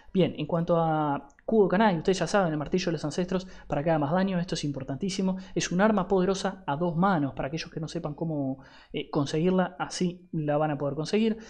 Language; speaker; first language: Spanish; native; Spanish